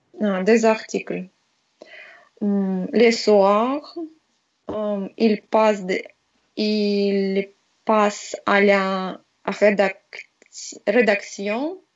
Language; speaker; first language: French; non-native, learner; Russian